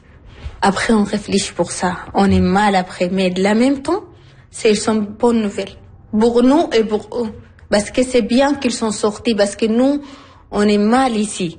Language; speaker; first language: French; non-native, learner; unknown